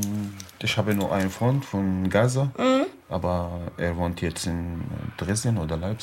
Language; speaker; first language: German; non-native, learner; Arabic